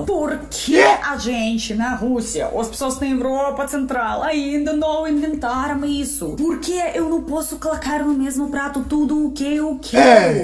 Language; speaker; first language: Portuguese; non-native, fluent; Russian